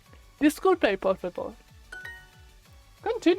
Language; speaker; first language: Spanish; non-native, learner; English